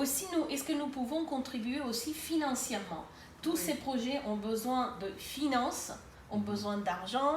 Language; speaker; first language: French; native; French